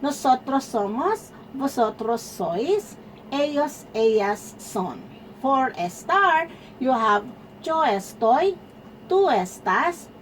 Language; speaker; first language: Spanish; non-native, fluent; Filipino